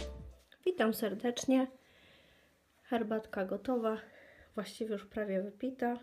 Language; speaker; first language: Polish; native; Polish